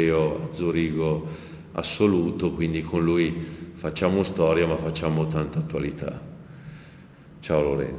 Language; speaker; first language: Italian; native; Italian